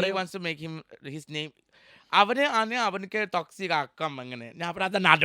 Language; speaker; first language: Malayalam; non-native, local second language; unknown